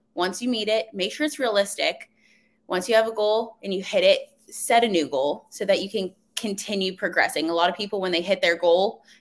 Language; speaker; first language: English; native; English